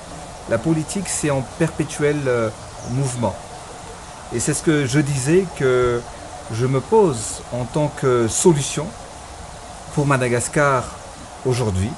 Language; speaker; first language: French; non-native, local second language; Malagasy